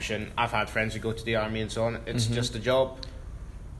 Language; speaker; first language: English; native; English